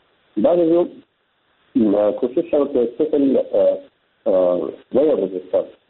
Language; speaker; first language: Persian; non-native, local second language; Pashto